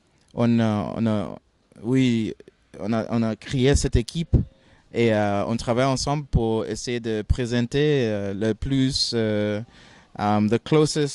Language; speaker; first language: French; non-native, fluent; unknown